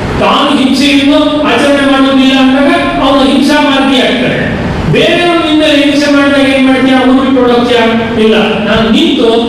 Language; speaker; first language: Kannada; native; Kannada